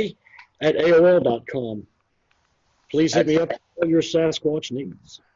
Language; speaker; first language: English; native; English